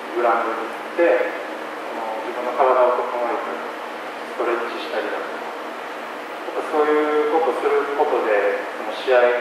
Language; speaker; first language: Japanese; native; Japanese